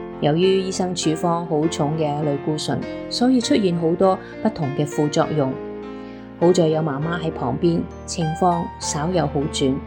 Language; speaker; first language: Chinese; non-native, local second language; Cantonese